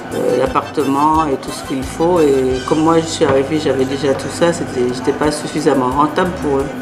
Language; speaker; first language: French; native; French